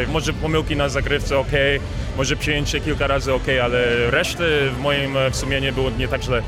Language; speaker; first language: Polish; non-native, learner; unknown